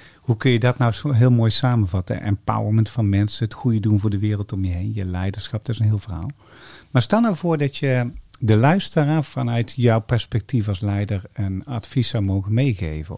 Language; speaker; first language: Dutch; native; Dutch